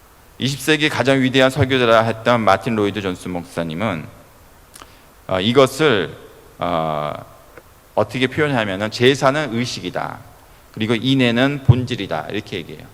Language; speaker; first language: Korean; native; Korean